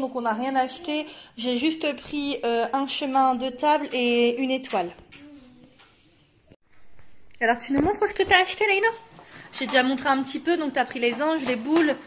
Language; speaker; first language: French; native; French